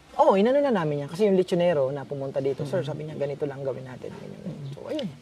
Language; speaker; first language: Filipino; non-native, local second language; Bikol